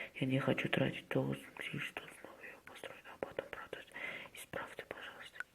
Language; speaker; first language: Russian; non-native, local second language; Kazakh